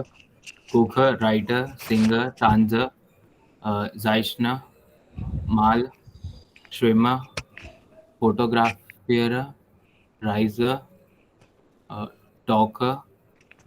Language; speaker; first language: German; non-native, learner; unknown